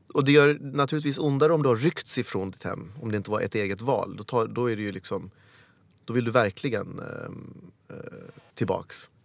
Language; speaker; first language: Swedish; early bilingual, other home language; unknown